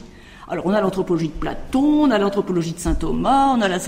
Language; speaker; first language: French; native; French